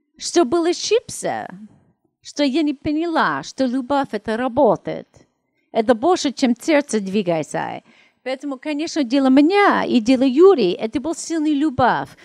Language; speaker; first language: Russian; non-native, learner; English